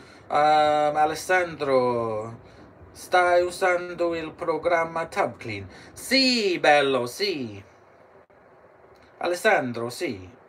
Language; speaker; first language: Spanish; non-native, learner; English